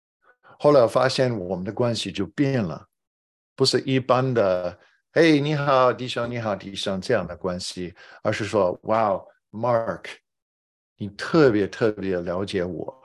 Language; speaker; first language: Chinese; non-native, fluent; English